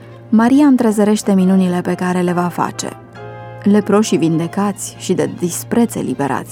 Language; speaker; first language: Romanian; native; Romanian